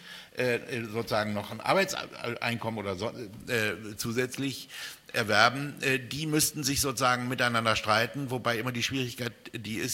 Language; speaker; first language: German; native; German